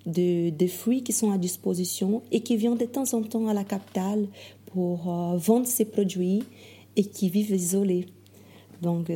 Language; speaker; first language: French; non-native, fluent; Portuguese